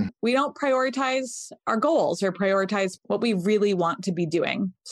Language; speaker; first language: English; native; English